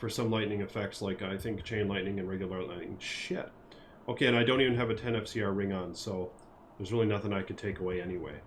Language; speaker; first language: English; native; English